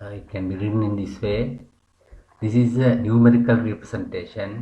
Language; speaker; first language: English; non-native, local second language; Sinhala